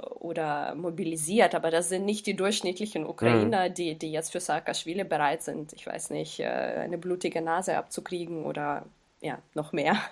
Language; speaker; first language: German; non-native, fluent; Ukrainian